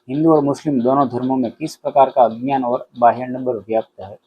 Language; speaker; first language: Hindi; non-native, local second language; Gujarati